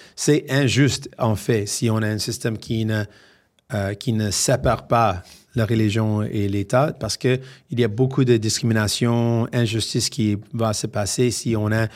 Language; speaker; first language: French; non-native, fluent; English